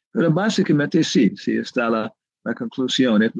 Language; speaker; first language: Spanish; non-native, learner; English